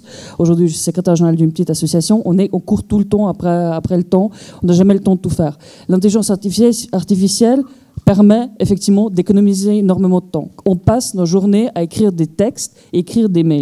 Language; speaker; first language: French; native; French